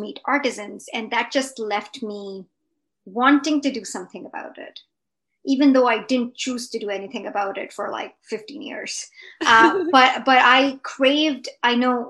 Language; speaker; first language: English; non-native, local second language; Hindi